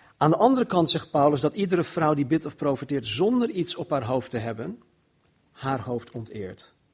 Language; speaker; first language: Dutch; non-native, fluent; English